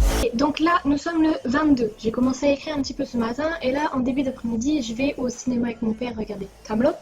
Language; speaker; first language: French; native; French